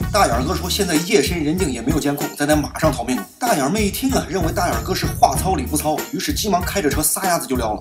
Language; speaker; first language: Chinese; native; Chinese